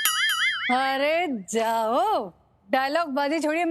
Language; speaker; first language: Hindi; native; Hindi